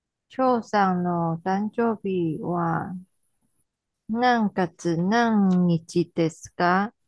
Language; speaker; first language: Japanese; non-native, learner; Chinese